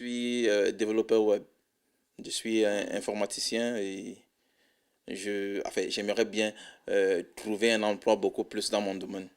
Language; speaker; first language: French; non-native, fluent; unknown